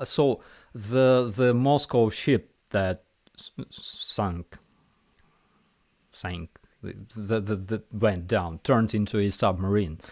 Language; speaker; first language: English; non-native, fluent; Ukrainian